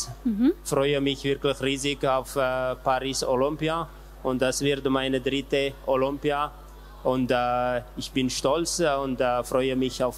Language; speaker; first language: German; non-native, learner; Tigrinya